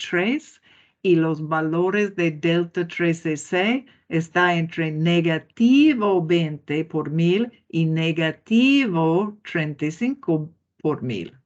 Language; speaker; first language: Spanish; non-native, fluent; English